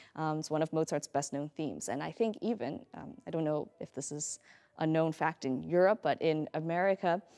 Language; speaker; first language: English; native; English